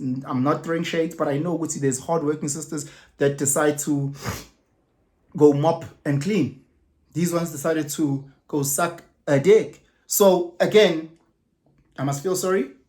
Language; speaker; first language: English; non-native, local second language; Zulu